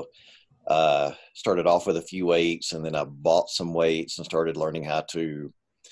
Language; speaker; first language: English; native; English